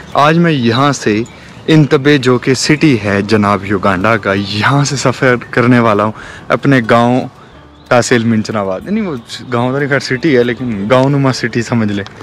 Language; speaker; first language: Urdu; native; Urdu